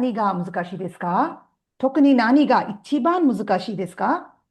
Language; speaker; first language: Japanese; non-native, fluent; Tamil